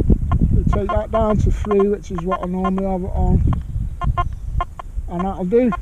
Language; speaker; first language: English; native; English